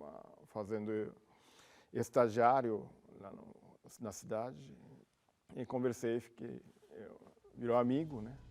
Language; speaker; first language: Portuguese; non-native, learner; Japanese